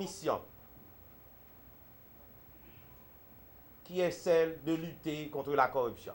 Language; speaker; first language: French; non-native, local second language; Haitian Creole